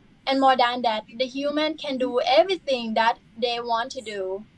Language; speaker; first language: English; non-native, learner; Thai